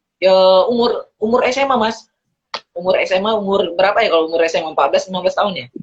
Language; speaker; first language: Indonesian; early bilingual, heritage; Indonesian